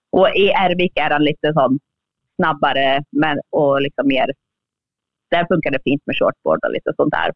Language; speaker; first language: Swedish; native; Swedish